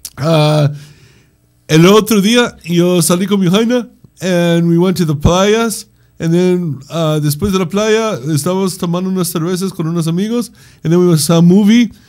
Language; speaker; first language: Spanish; non-native, fluent; English